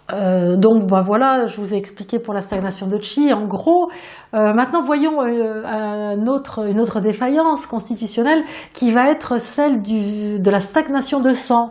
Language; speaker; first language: French; native; French